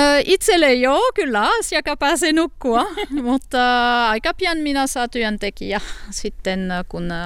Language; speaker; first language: Finnish; non-native, learner; French